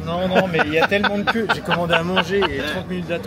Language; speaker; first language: French; native; French